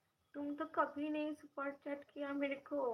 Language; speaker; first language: Hindi; non-native, local second language; Bangla